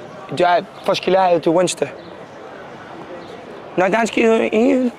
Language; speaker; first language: Danish; non-native, learner; Icelandic